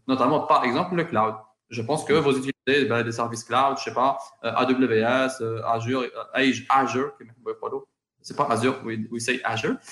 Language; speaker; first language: French; non-native, local second language; Arabic